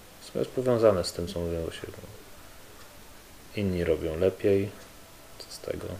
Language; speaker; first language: Polish; native; Polish